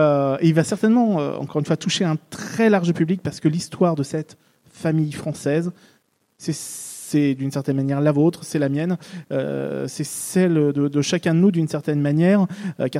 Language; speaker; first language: French; native; French